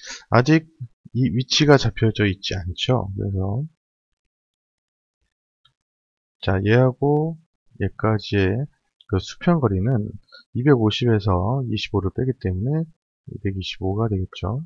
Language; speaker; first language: Korean; native; Korean